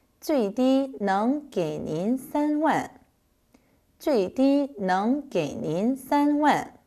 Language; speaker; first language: Chinese; non-native, learner; Korean